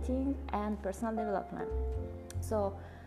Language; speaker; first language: English; non-native, learner; Italian